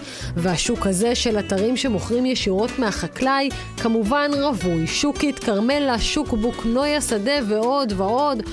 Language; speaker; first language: Hebrew; native; Hebrew